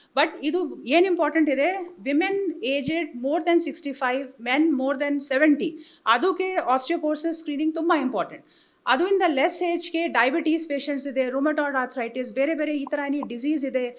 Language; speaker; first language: Kannada; non-native, learner; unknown